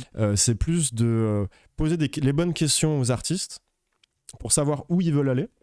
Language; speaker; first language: French; native; French